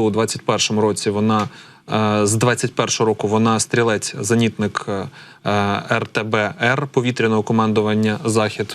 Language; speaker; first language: Ukrainian; native; Ukrainian